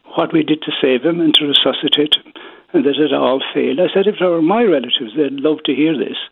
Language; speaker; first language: English; native; English